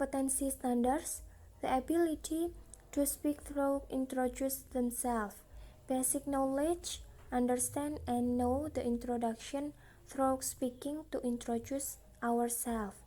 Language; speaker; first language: English; non-native, learner; Indonesian